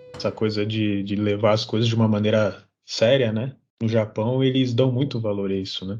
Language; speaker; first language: Portuguese; native; Portuguese